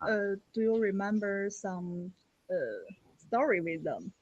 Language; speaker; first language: English; non-native, learner; Chinese